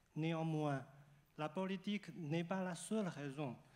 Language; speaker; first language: French; non-native, fluent; Chinese